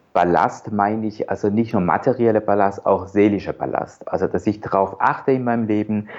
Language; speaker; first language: German; non-native, fluent; Persian